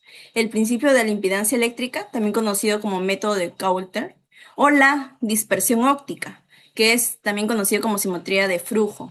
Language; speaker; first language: Spanish; native; Spanish